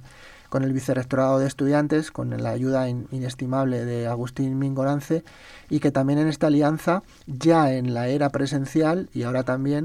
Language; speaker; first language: Spanish; native; Spanish